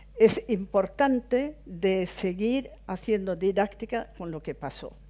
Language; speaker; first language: Spanish; non-native, fluent; Swedish